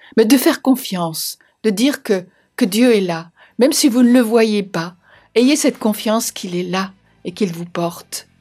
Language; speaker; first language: French; native; French